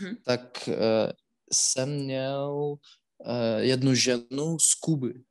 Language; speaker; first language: Czech; non-native, learner; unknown